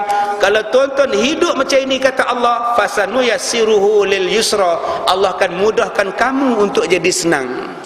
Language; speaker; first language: Malay; native; Malay